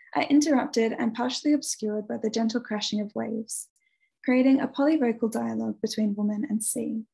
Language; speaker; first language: English; native; English